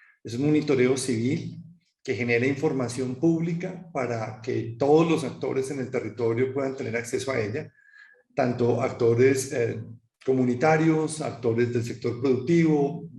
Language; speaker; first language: Spanish; native; Spanish